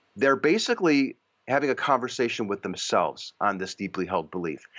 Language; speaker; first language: English; native; English